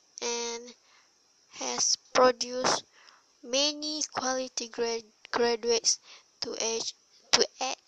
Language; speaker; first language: English; non-native, learner; Malay